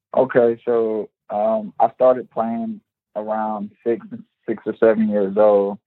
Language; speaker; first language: English; native; English